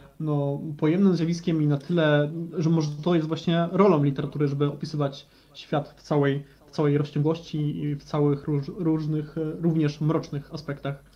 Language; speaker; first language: Polish; native; Polish